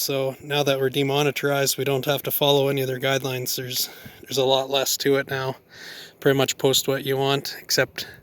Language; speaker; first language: English; native; English